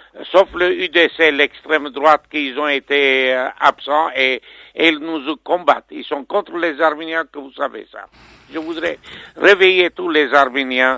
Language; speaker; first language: French; non-native, fluent; Armenian